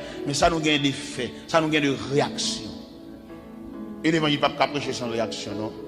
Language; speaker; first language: French; non-native, local second language; Haitian Creole